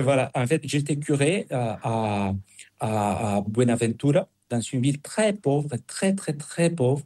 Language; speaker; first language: French; non-native, fluent; Spanish